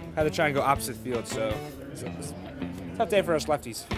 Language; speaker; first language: English; native; English